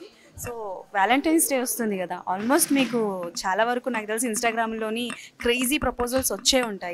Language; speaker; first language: Telugu; native; Telugu